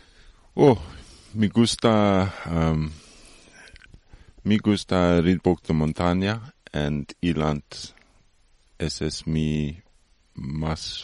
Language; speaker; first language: Spanish; non-native, learner; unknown